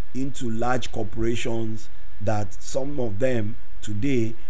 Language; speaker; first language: English; non-native, local second language; Yoruba